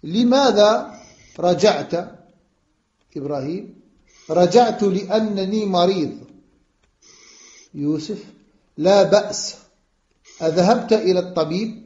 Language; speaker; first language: Arabic; non-native, fluent; French